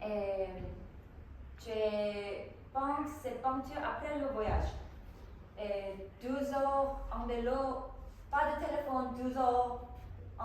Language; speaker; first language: French; non-native, learner; Korean